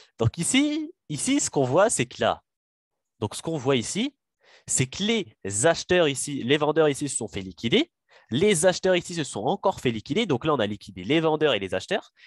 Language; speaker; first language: French; native; French